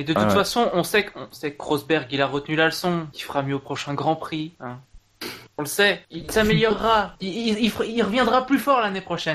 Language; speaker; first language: French; native; French